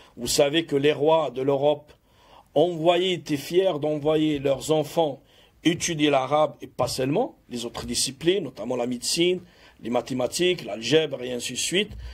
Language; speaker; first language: French; non-native, local second language; Arabic